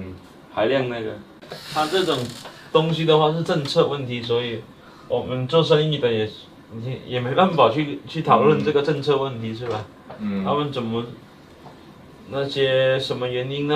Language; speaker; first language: Chinese; native; Chinese